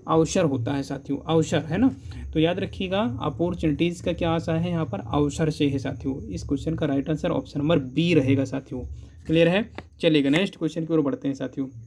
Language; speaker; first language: Hindi; native; Hindi